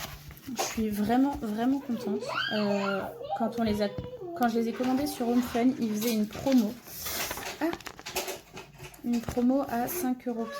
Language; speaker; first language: French; native; French